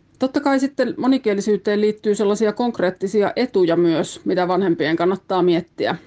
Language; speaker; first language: Finnish; native; Finnish